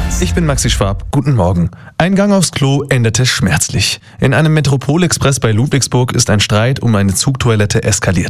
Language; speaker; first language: German; native; German